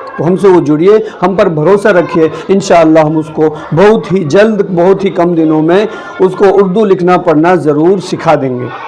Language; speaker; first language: Urdu; native; Urdu